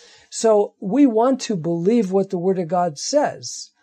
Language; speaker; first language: English; native; English